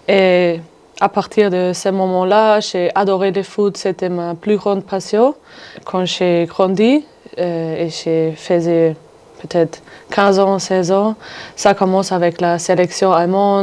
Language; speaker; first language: French; non-native, fluent; German